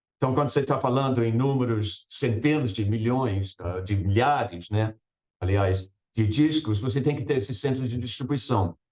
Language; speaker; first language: Portuguese; non-native, fluent; English